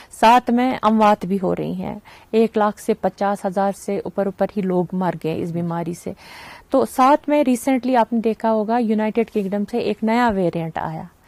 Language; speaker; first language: Hindi; non-native, local second language; Kashmiri